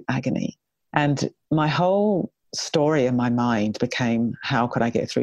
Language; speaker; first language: English; native; English